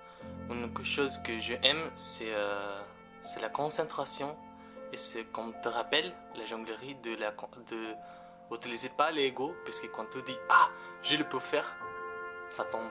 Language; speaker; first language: French; non-native, fluent; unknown